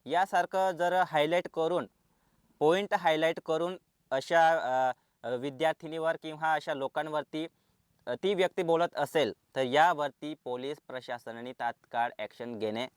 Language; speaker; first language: Marathi; non-native, local second language; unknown